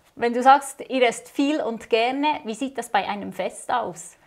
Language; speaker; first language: German; native; German